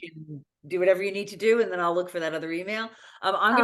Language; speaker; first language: English; native; English